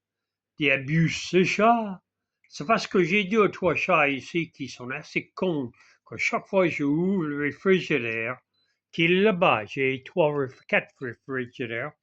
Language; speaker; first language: French; non-native, fluent; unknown